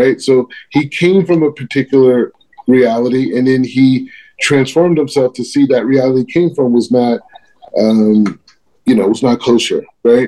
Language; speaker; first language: English; native; English